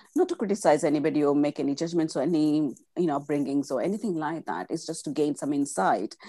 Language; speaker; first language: English; non-native, local second language; Gujarati